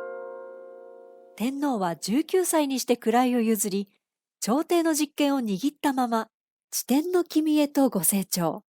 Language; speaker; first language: Japanese; native; Japanese